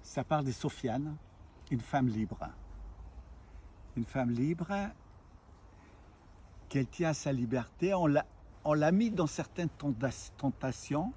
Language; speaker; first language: French; native; French